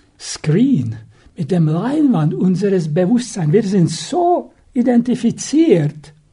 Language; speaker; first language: German; non-native, fluent; Czech